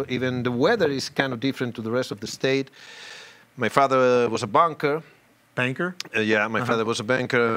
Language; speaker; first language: English; non-native, learner; Spanish